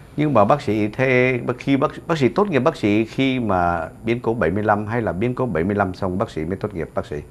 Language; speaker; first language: Vietnamese; native; Vietnamese